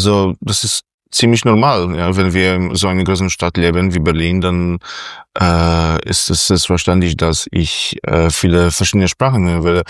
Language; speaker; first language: German; non-native, fluent; Polish